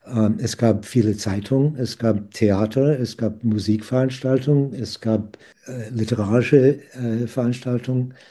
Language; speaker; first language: German; non-native, fluent; English